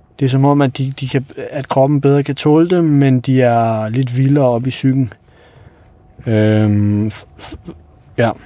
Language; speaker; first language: Danish; early bilingual, other home language; Albanian